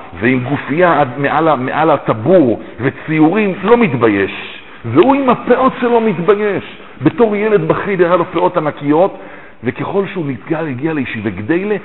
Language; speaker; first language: Hebrew; native; Hebrew